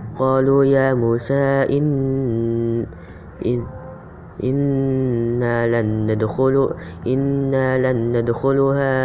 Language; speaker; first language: Arabic; non-native, learner; Indonesian